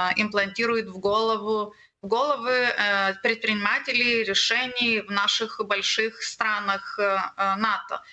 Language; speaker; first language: Russian; non-native, fluent; Lithuanian